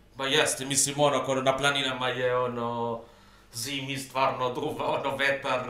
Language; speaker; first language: Serbian; non-native, fluent; Spanish